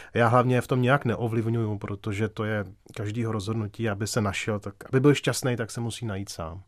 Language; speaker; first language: Czech; native; Czech